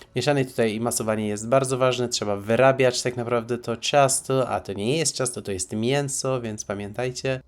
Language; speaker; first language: Polish; non-native, fluent; Persian